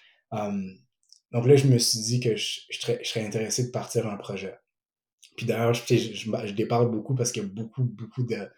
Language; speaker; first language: French; early bilingual, other home language; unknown